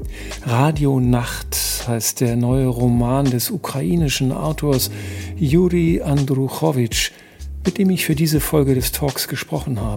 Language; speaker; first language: German; native; German